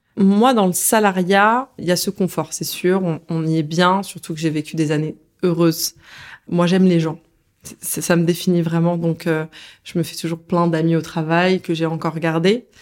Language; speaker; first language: French; early bilingual, other home language; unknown